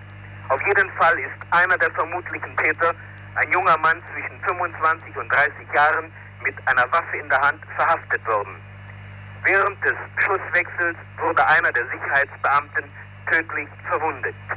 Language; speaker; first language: German; native; German